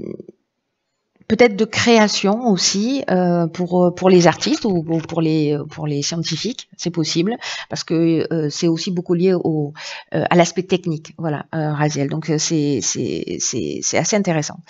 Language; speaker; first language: French; native; French